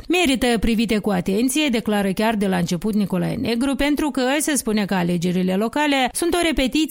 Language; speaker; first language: Romanian; native; Romanian